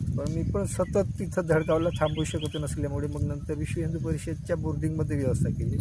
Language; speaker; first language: Marathi; non-native, local second language; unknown